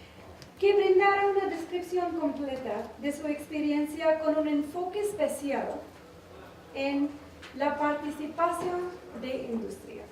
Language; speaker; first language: Spanish; non-native, learner; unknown